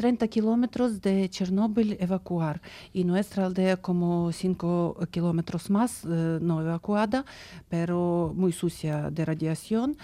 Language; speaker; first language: Spanish; non-native, learner; Ukrainian